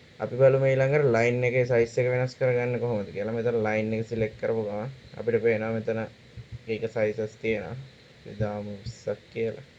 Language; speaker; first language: Sinhala; native; Sinhala